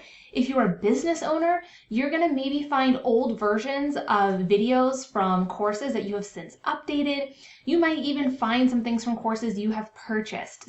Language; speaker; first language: English; native; English